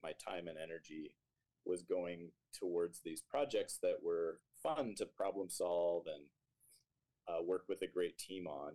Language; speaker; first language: English; native; English